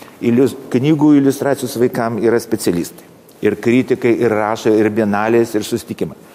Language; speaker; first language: Lithuanian; native; Lithuanian